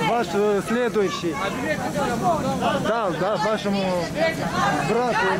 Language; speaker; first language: Russian; non-native, local second language; Romanian